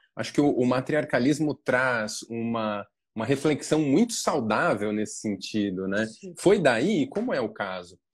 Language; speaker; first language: Portuguese; native; Portuguese